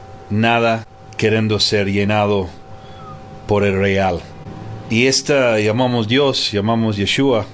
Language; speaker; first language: Spanish; non-native, fluent; English